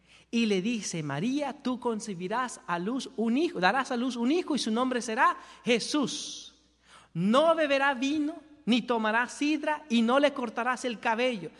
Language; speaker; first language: Spanish; native; Spanish